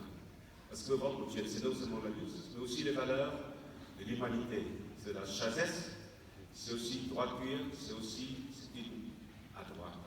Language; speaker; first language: French; non-native, fluent; Vietnamese